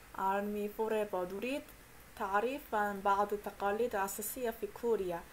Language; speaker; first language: Arabic; non-native, fluent; Korean